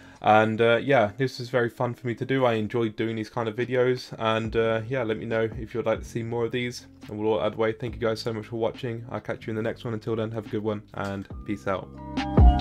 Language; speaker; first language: English; native; English